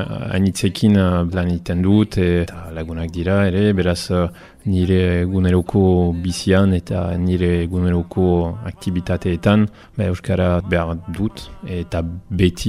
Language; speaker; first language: Basque; non-native, fluent; Italian